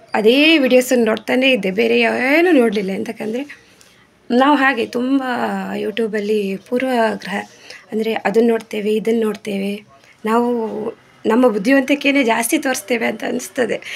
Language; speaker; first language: Kannada; native; Kannada